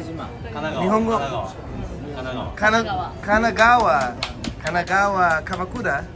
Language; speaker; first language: Japanese; non-native, learner; English